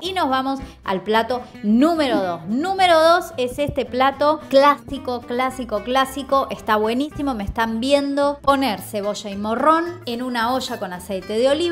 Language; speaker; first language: Spanish; native; Spanish